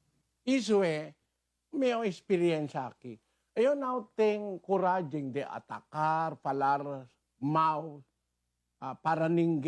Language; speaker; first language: Portuguese; non-native, learner; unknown